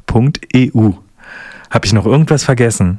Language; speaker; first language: German; native; German